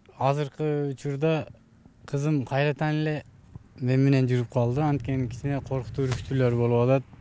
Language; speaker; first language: Kyrgyz; non-native, local second language; Uzbek